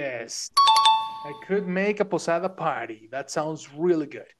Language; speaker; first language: English; non-native, fluent; Spanish